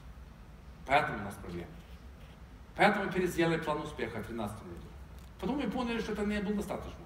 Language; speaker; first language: Russian; non-native, fluent; Swedish